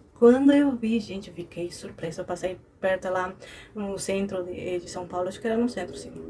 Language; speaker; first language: Portuguese; non-native, fluent; Spanish